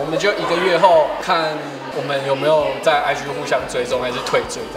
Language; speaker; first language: Chinese; native; Chinese